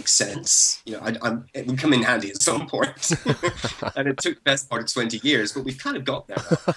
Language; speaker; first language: English; native; English